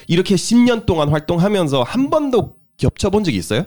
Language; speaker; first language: Korean; early bilingual, heritage; Korean